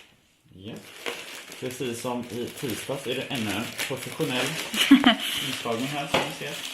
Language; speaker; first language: Swedish; native; Swedish